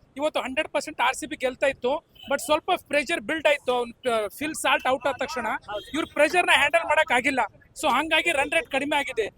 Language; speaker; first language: Kannada; native; Kannada